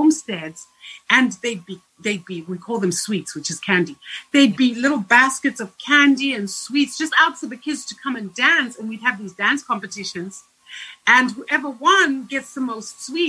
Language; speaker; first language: English; non-native, local second language; Shona